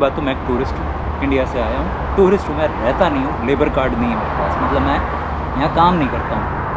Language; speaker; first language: Hindi; native; Hindi